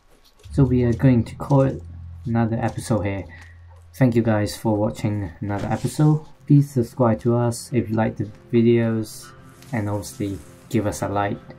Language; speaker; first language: English; non-native, fluent; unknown